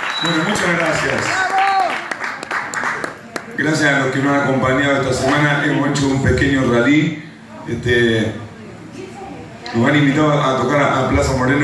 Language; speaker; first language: Spanish; native; Spanish